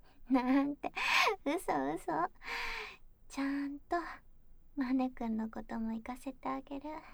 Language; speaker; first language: Japanese; native; Japanese